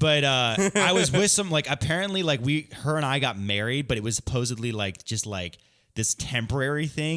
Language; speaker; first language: English; native; English